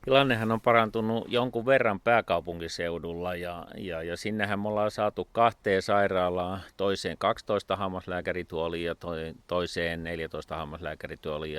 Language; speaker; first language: Finnish; native; Finnish